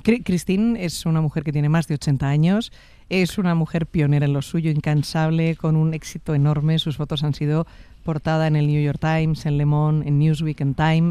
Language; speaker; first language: Spanish; native; Spanish